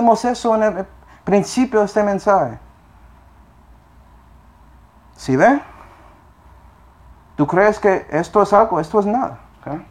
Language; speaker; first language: Spanish; non-native, fluent; English